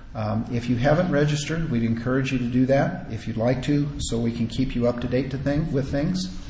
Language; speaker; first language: English; native; English